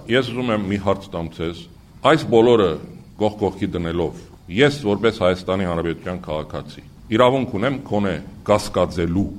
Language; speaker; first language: Armenian; early bilingual, heritage; Armenian